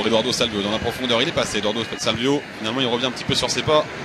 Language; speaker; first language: French; native; French